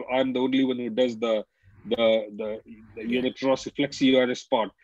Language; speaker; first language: English; non-native, local second language; Hindi